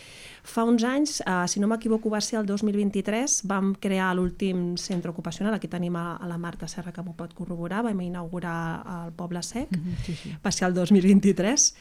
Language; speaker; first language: Catalan; native; Catalan